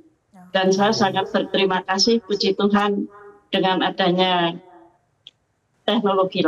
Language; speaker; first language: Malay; non-native, local second language; Javanese